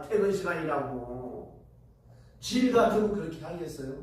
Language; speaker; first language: Korean; native; Korean